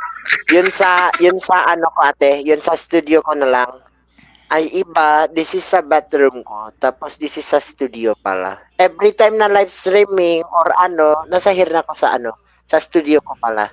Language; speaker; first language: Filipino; non-native, learner; Indonesian